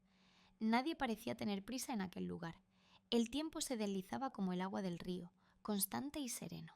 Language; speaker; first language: Spanish; native; Spanish